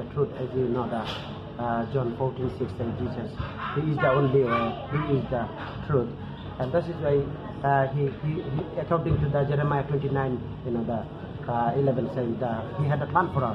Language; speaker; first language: English; non-native, learner; Bangla